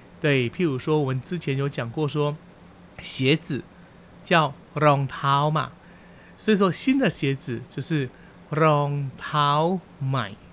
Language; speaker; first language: Chinese; early bilingual, heritage; Chinese